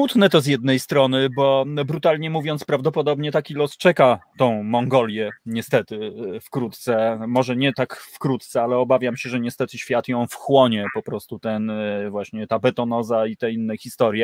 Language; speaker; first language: Polish; native; Polish